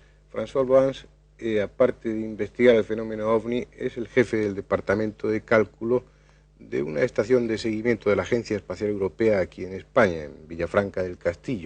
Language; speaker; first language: Spanish; native; Spanish